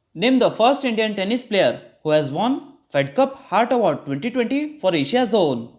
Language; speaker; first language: English; non-native, local second language; Kannada